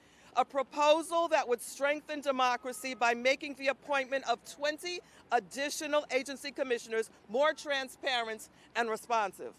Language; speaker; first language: English; native; English